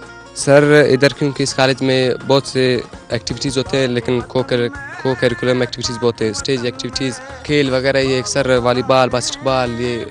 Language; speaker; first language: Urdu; non-native, local second language; Pashto